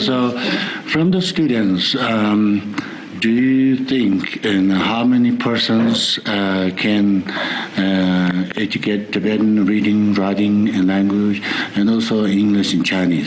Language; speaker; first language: English; non-native, learner; Tibetan